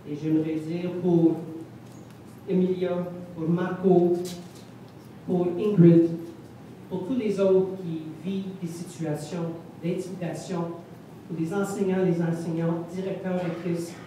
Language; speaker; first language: French; non-native, local second language; English